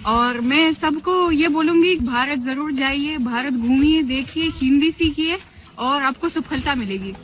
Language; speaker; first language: Hindi; non-native, fluent; Russian